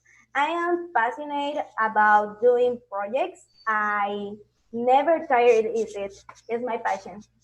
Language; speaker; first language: English; non-native, learner; Spanish